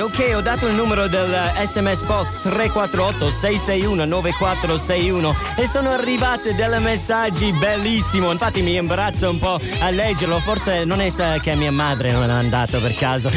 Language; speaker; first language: Italian; non-native, fluent; English